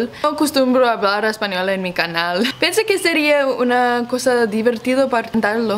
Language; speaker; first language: Spanish; non-native, learner; English